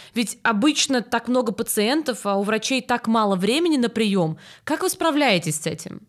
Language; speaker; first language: Russian; native; Russian